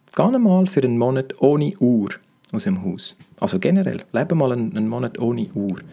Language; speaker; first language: German; non-native, fluent; Romansh